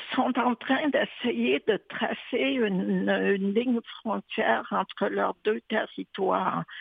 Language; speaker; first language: French; native; French